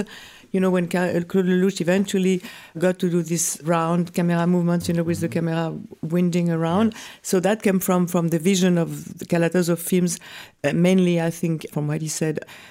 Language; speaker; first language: English; non-native, fluent; French